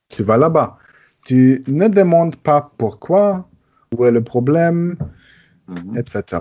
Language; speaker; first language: French; non-native, learner; German